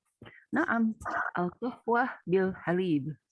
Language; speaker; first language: Arabic; non-native, learner; Indonesian